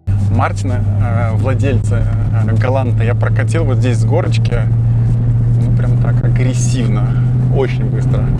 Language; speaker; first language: Russian; native; Russian